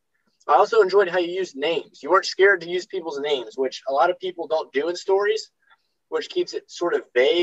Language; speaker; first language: English; native; English